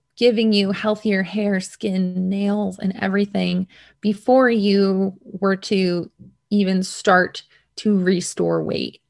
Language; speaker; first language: English; native; English